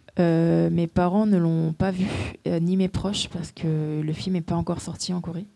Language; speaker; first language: French; early bilingual, other home language; Korean